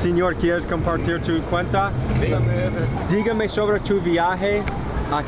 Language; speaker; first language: Spanish; non-native, learner; English